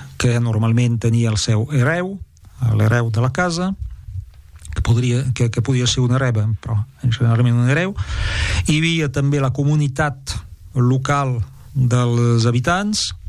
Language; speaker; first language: Catalan; non-native, local second language; French